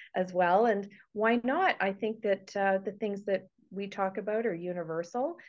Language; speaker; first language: English; native; English